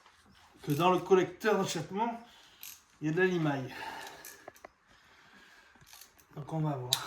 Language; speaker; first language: French; native; French